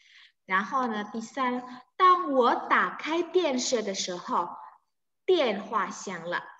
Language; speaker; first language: Chinese; non-native, fluent; Indonesian